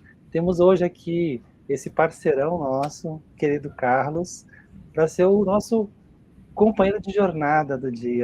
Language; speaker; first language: Portuguese; native; Portuguese